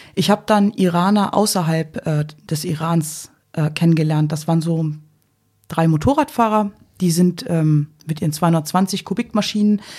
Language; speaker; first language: German; native; German